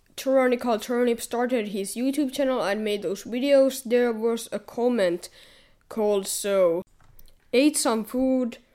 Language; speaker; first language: English; non-native, fluent; Finnish